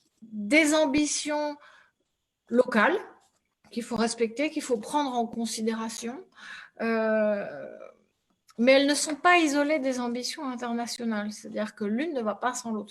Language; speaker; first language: French; native; French